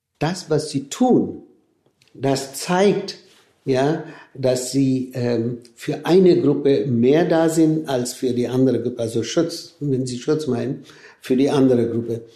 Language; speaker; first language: German; non-native, fluent; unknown